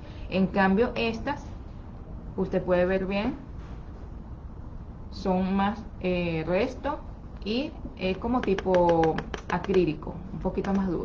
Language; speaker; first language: Spanish; non-native, fluent; Chinese